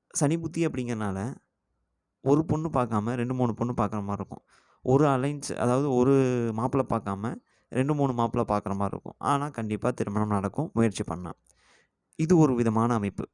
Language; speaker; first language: Tamil; native; Tamil